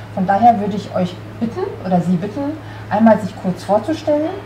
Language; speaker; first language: German; native; German